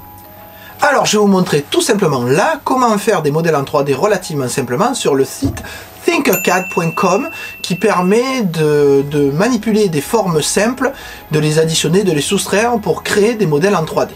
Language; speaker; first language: French; native; French